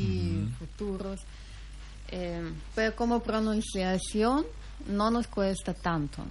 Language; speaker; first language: Spanish; non-native, fluent; Russian